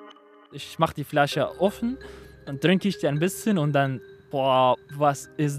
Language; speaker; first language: German; non-native, learner; Arabic